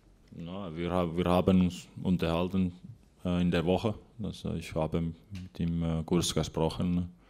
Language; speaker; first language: German; non-native, fluent; Finnish